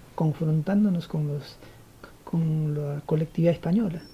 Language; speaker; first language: Spanish; native; Spanish